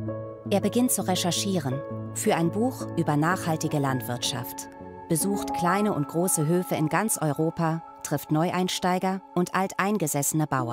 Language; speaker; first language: German; native; German